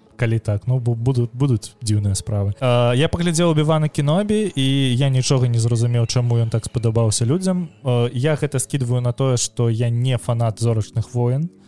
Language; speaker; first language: Belarusian; non-native, local second language; Russian